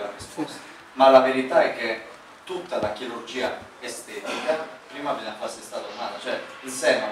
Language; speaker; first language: Italian; native; Italian